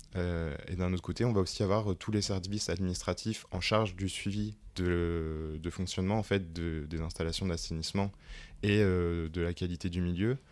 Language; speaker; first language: French; native; French